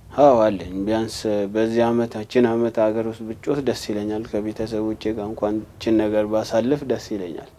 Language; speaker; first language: Amharic; non-native, local second language; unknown